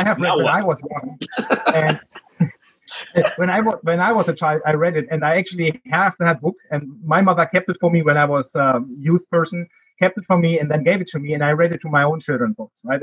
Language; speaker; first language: English; non-native, fluent; German